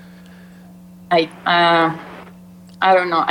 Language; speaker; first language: English; non-native, fluent; Russian